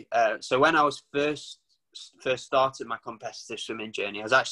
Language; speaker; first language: English; native; English